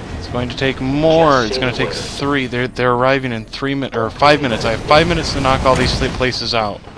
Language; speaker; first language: English; native; English